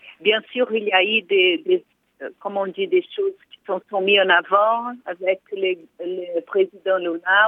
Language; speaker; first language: French; non-native, fluent; Portuguese